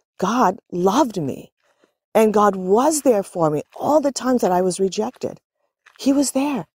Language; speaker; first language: English; native; English